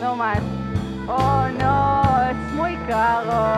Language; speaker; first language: Spanish; non-native, learner; Hebrew